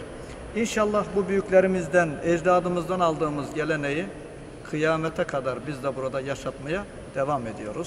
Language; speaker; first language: Turkish; native; Turkish